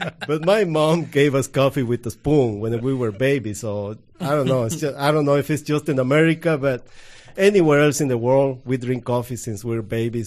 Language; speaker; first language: English; non-native, fluent; Spanish